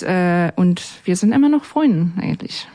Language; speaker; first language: German; non-native, learner; Persian